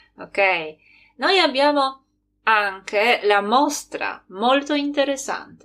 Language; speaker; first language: Italian; non-native, fluent; Polish